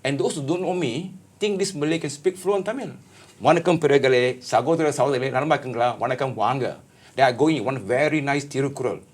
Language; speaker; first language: English; non-native, local second language; Malay